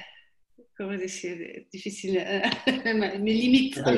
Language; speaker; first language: Spanish; non-native, learner; French